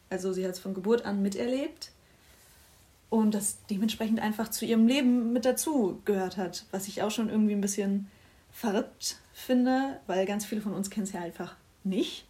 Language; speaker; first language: German; native; German